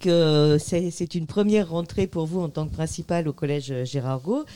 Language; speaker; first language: French; native; French